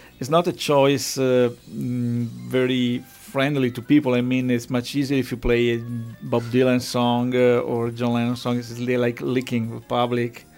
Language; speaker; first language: English; non-native, fluent; Italian